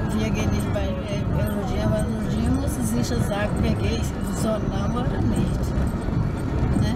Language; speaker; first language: German; non-native, learner; Portuguese